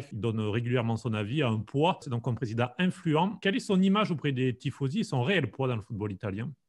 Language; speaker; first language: French; native; French